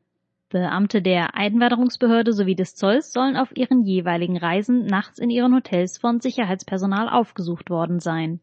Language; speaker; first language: German; native; German